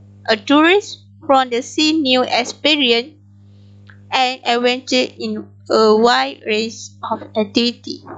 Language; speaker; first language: English; non-native, local second language; Malay